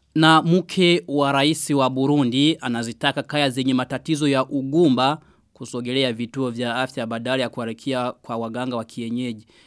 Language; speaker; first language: Swahili; non-native, local second language; Rundi